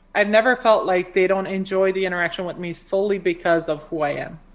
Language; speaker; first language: English; early bilingual, other home language; Croatian